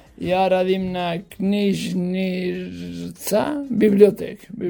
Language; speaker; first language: Croatian; non-native, learner; Catalan